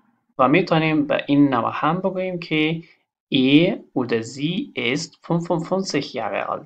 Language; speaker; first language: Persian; non-native, local second language; Pashto